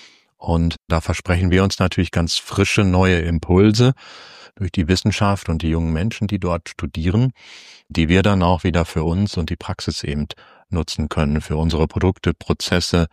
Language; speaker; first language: German; native; German